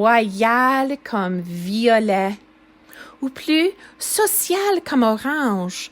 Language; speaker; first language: French; non-native, fluent; English